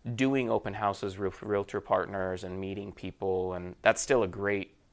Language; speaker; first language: English; native; English